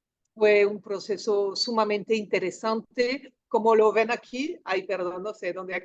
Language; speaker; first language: Spanish; non-native, fluent; French